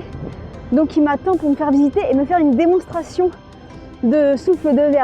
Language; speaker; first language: French; native; French